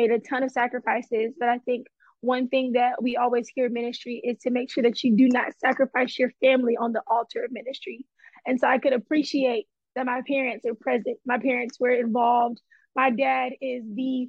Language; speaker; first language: English; native; English